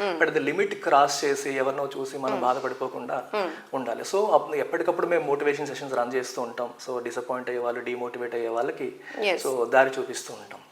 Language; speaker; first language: Telugu; native; Telugu